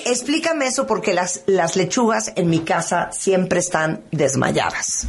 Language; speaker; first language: Spanish; native; Spanish